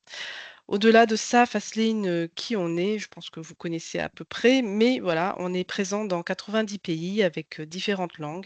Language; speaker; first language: French; native; French